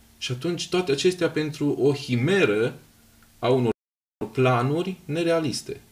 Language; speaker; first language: Romanian; native; Romanian